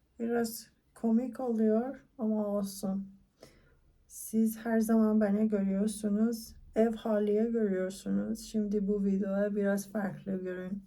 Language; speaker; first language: Turkish; non-native, learner; Persian